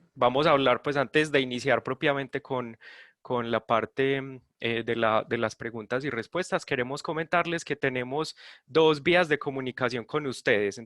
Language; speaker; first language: Spanish; native; Spanish